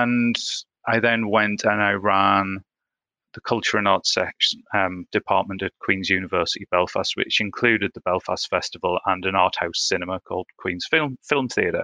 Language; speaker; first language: English; native; English